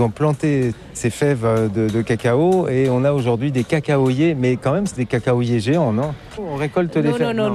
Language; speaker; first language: French; native; French